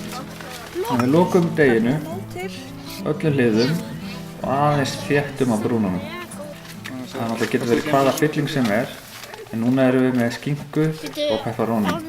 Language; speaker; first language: Icelandic; native; Icelandic